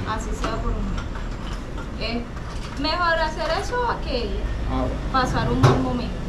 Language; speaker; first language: Spanish; native; Spanish